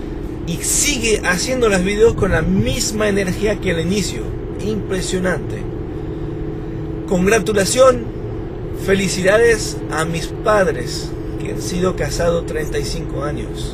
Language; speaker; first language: Spanish; non-native, fluent; French